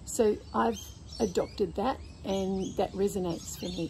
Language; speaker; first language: English; native; English